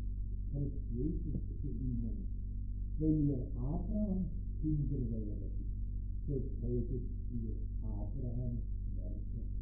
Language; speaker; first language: German; native; German